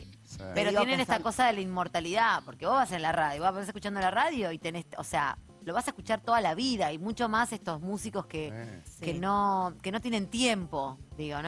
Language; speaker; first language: Spanish; native; Spanish